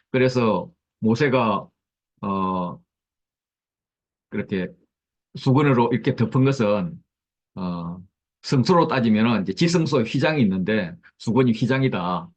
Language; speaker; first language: Korean; native; Korean